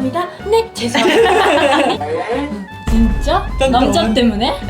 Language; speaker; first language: Korean; non-native, learner; Japanese